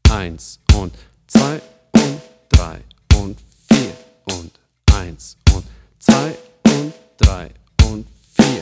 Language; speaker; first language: German; native; German